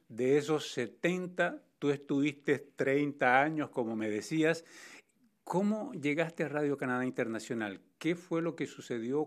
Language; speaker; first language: Spanish; native; Spanish